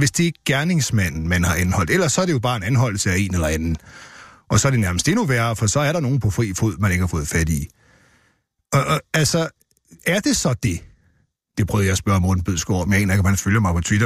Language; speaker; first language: Danish; native; Danish